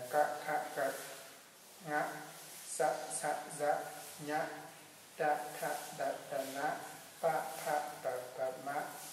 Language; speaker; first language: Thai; non-native, fluent; Burmese